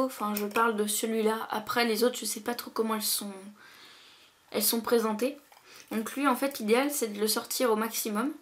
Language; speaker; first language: French; native; French